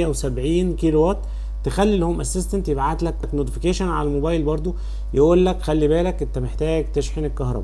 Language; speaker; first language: Arabic; native; Arabic